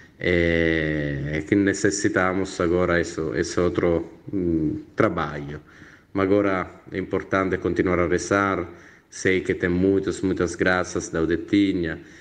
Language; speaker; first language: Portuguese; non-native, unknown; Italian